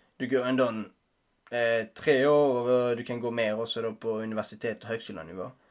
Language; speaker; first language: Swedish; native; Swedish